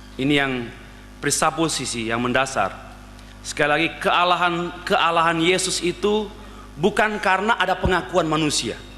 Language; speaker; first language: Indonesian; native; Indonesian